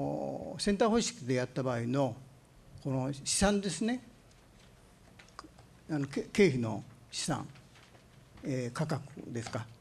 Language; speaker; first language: Japanese; native; Japanese